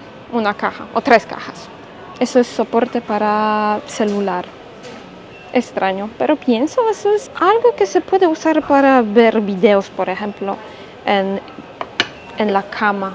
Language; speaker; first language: Spanish; non-native, fluent; Polish